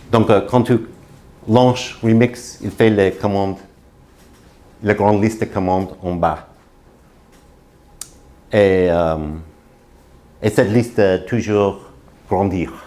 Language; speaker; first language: French; non-native, learner; English